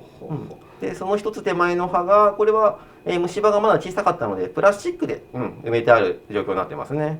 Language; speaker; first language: Japanese; native; Japanese